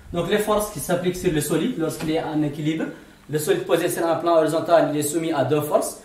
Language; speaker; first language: French; non-native, local second language; Arabic